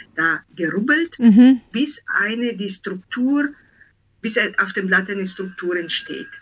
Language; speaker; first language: German; non-native, fluent; Italian